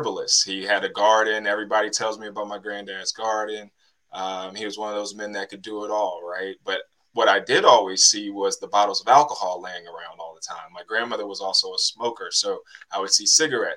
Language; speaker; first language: English; native; English